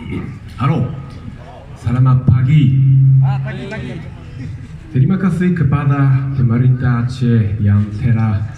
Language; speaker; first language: Indonesian; non-native, learner; Japanese